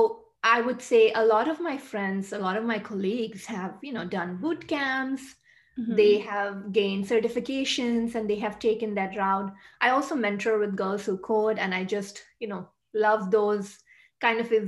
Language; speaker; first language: English; non-native, local second language; Hindi